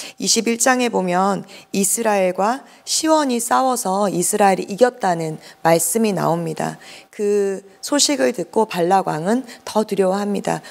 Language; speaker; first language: Korean; native; Korean